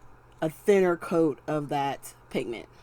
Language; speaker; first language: English; native; English